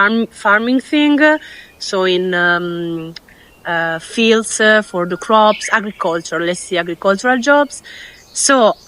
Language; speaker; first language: English; non-native, fluent; Italian